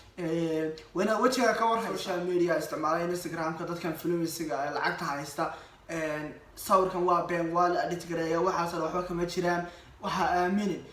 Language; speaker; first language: Somali; early bilingual, heritage; Somali